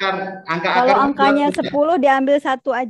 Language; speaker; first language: Indonesian; native; Indonesian